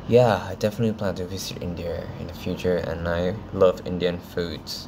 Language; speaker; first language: English; non-native, fluent; Thai